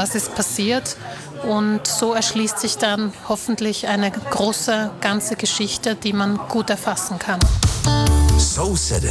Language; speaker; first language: German; early bilingual, other home language; Slovak